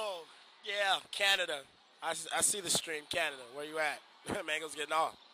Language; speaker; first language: English; native; English